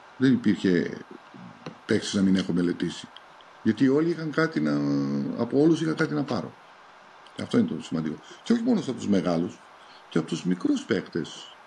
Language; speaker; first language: Greek; early bilingual, heritage; Greek